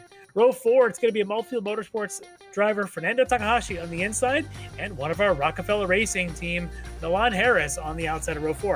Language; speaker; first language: English; native; English